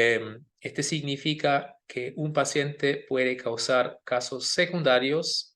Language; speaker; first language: Spanish; non-native, fluent; German